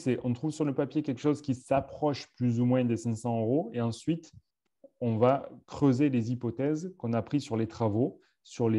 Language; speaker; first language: French; native; French